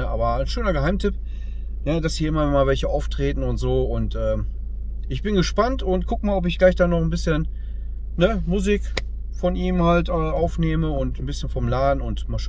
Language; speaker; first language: German; native; German